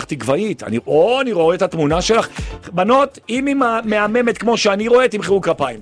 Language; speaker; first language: Hebrew; native; Hebrew